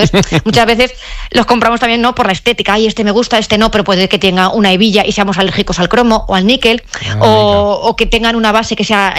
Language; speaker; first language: Spanish; native; Spanish